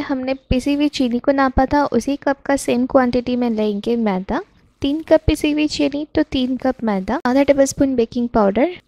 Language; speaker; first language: Hindi; non-native, local second language; Bangla